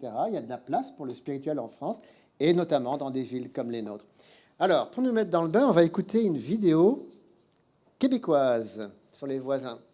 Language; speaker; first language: French; native; French